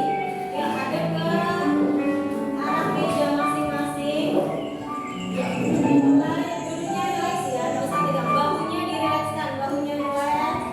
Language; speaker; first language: Indonesian; native; Indonesian